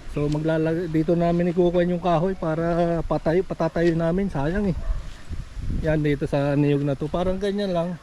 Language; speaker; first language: Filipino; non-native, local second language; Cebuano